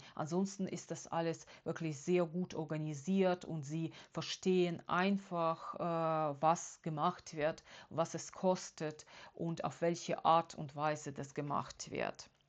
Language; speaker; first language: German; non-native, fluent; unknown